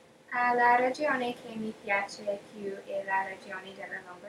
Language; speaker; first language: Italian; non-native, learner; English